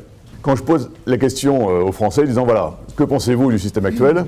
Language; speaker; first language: French; native; French